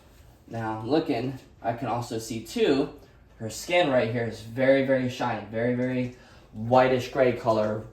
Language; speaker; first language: English; native; English